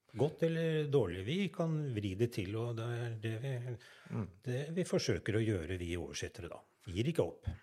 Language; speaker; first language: Norwegian; native; Norwegian